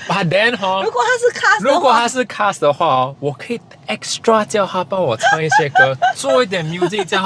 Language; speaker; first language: Chinese; early bilingual, other home language; English